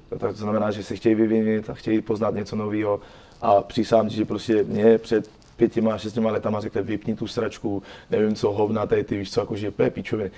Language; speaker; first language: Czech; non-native, fluent; French